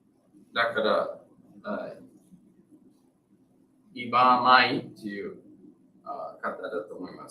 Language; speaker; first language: Japanese; non-native, learner; English